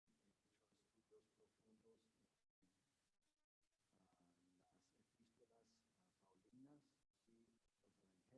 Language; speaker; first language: Spanish; non-native, fluent; English